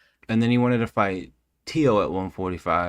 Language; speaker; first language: English; native; English